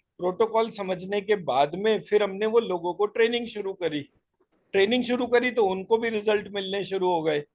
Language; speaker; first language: Hindi; native; Hindi